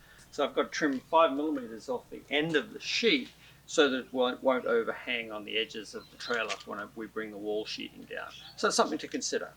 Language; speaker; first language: English; native; English